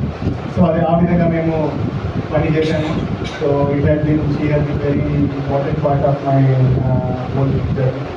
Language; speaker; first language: Telugu; native; Telugu